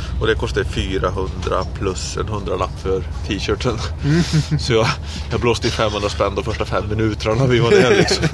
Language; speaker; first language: Swedish; native; Swedish